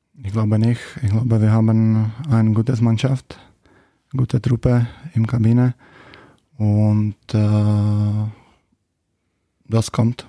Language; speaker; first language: German; non-native, fluent; Czech